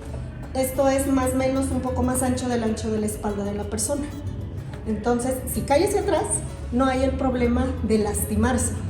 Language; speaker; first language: Spanish; native; Spanish